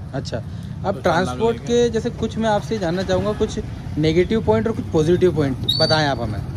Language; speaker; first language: Hindi; native; Hindi